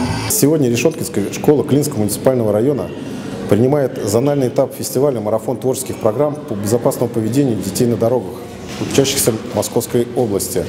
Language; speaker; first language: Russian; native; Russian